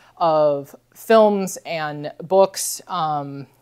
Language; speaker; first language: English; native; English